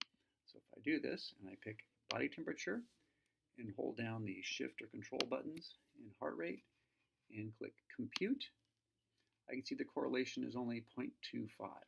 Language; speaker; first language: English; native; English